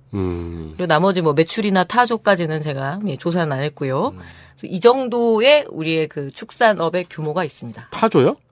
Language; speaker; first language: Korean; native; Korean